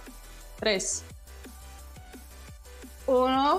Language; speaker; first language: Spanish; non-native, fluent; German